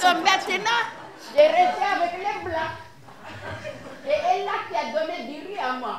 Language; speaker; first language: French; non-native, local second language; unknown